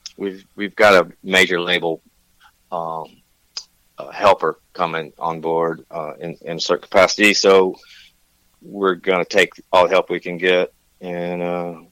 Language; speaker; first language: English; native; English